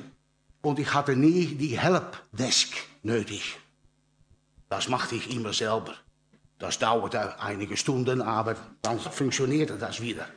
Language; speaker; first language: German; non-native, learner; Dutch